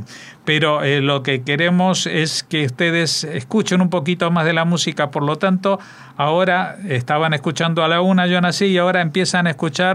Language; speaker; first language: Spanish; native; Spanish